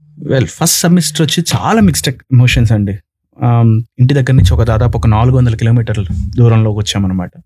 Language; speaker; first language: Telugu; non-native, local second language; Tamil